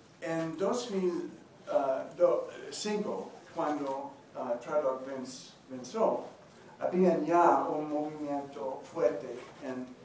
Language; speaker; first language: Spanish; non-native, learner; English